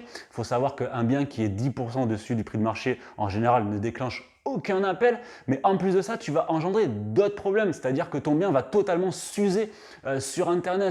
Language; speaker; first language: French; native; French